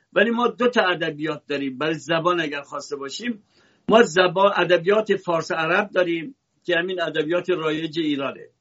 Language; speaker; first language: Persian; native; Persian